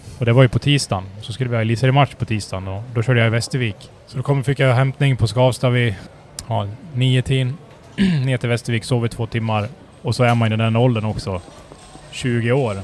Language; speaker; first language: Swedish; native; Swedish